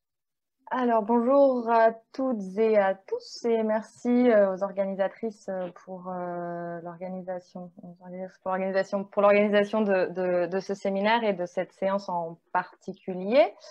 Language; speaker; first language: French; native; French